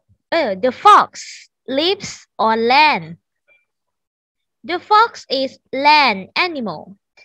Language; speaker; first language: English; non-native, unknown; Thai